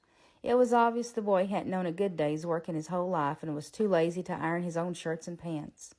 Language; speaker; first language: English; native; English